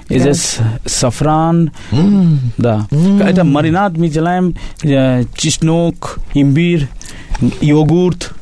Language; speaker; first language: Russian; non-native, learner; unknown